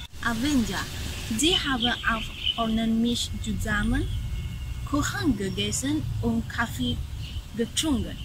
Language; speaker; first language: German; non-native, learner; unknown